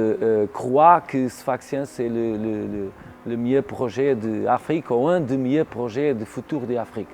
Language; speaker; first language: French; non-native, learner; Portuguese